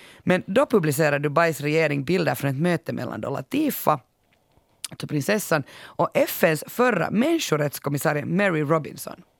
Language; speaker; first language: Swedish; native; Swedish